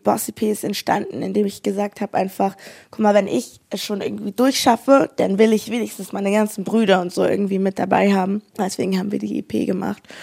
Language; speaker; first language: German; native; German